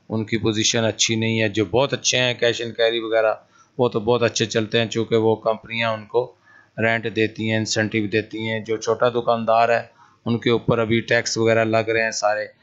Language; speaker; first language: Urdu; non-native, local second language; Punjabi